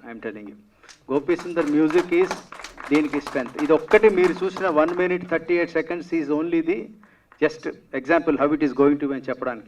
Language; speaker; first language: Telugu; native; Telugu